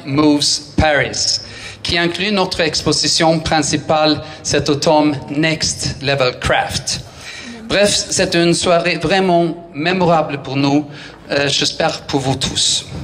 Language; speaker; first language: French; non-native, fluent; Swedish